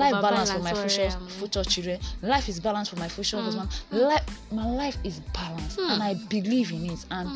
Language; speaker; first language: English; non-native, local second language; Yoruba